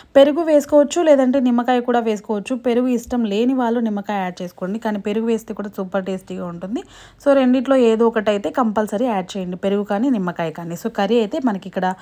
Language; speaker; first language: Telugu; non-native, local second language; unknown